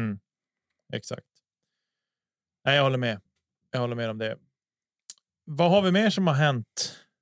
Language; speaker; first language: Swedish; native; Swedish